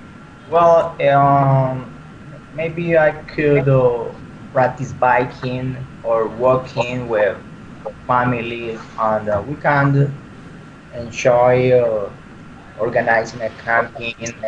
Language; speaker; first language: English; non-native, learner; Spanish